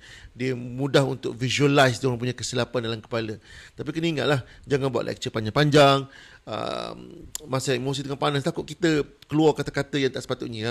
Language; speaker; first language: Malay; native; Malay